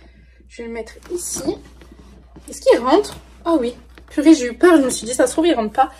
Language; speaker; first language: French; native; French